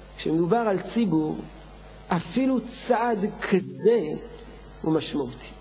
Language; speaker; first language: Hebrew; non-native, fluent; French